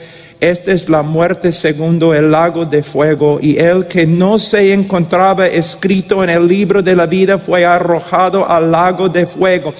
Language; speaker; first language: Spanish; non-native, fluent; English